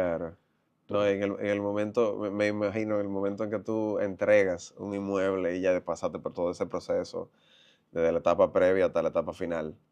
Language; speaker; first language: Spanish; native; Spanish